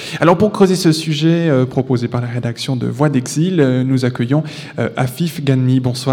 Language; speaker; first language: French; native; French